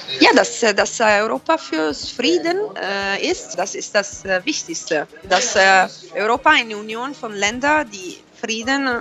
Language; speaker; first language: German; non-native, fluent; Italian